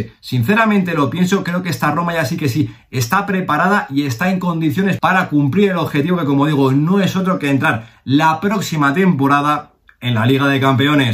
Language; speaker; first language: Spanish; native; Spanish